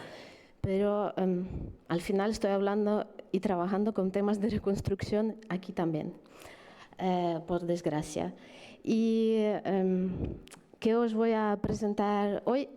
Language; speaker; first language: Spanish; non-native, fluent; Ukrainian